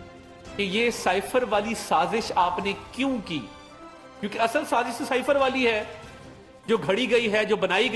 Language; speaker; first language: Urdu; non-native, local second language; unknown